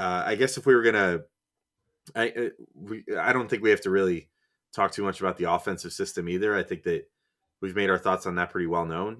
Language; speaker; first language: English; native; English